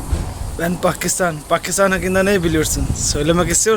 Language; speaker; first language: Turkish; non-native, learner; Urdu